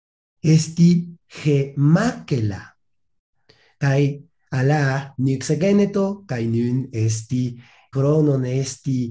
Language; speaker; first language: Greek; non-native, fluent; Spanish